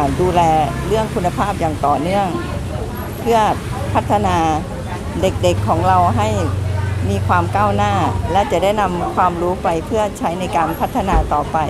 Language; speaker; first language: Thai; native; Thai